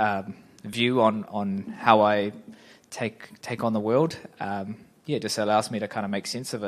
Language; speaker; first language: English; native; English